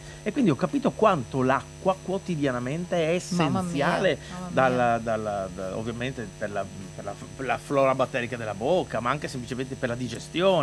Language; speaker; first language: Italian; native; Italian